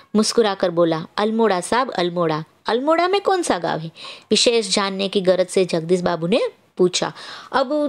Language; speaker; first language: Hindi; non-native, local second language; Gujarati